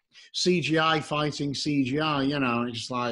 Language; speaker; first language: English; native; English